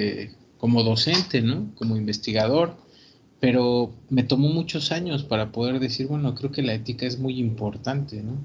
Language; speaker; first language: Spanish; native; Spanish